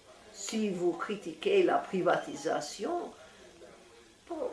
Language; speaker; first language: French; non-native, fluent; English